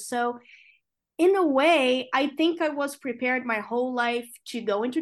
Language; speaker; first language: English; non-native, fluent; Portuguese